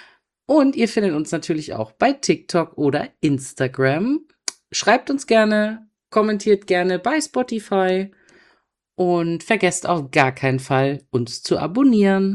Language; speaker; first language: German; native; German